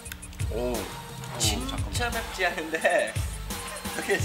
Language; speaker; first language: Korean; non-native, fluent; English